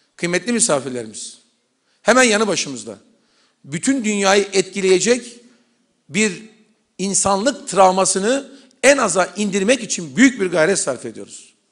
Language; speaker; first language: Turkish; native; Turkish